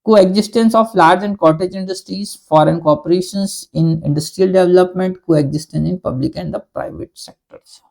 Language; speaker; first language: English; non-native, local second language; Hindi